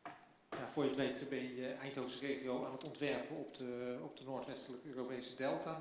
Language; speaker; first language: Dutch; native; Dutch